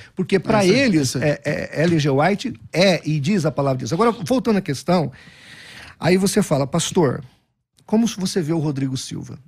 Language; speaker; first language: Portuguese; native; Portuguese